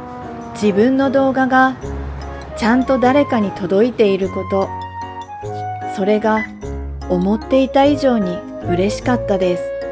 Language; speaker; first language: Japanese; native; Japanese